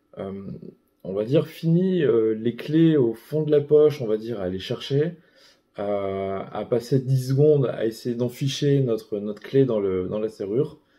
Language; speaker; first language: French; native; French